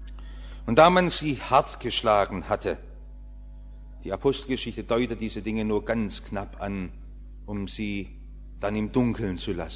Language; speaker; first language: German; native; German